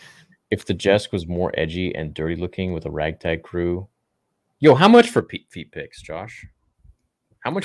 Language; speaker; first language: English; native; English